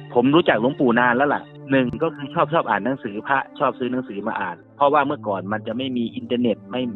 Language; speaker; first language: Thai; native; Thai